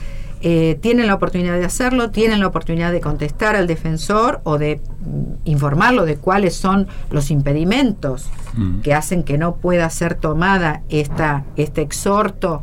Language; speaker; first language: Spanish; native; Spanish